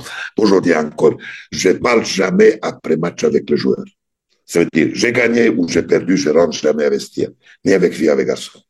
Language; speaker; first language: French; non-native, fluent; Serbian